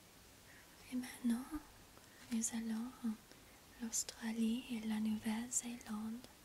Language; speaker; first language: French; non-native, learner; English